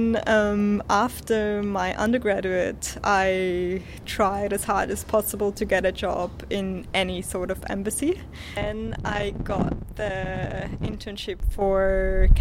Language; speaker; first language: English; non-native, fluent; Swiss German